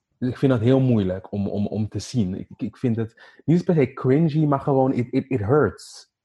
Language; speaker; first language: Dutch; native; Dutch